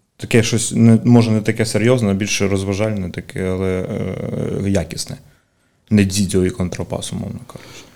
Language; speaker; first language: Ukrainian; native; Ukrainian